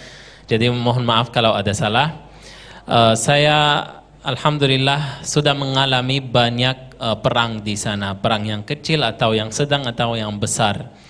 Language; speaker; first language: Indonesian; non-native, fluent; Arabic